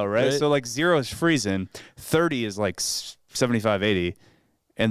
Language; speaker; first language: English; native; English